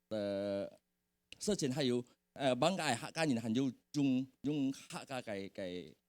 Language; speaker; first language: Chinese; early bilingual, heritage; Hakka Chinese